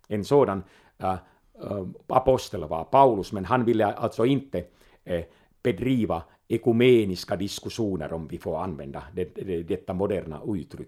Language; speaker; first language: Swedish; non-native, local second language; Finnish